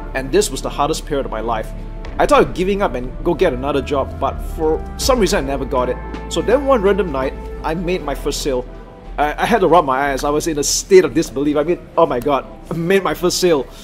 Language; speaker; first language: English; non-native, local second language; Chinese